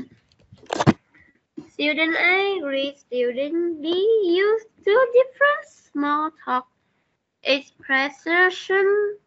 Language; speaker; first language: English; non-native, learner; Vietnamese